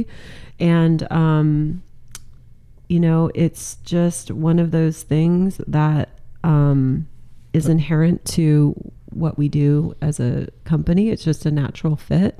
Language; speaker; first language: English; native; English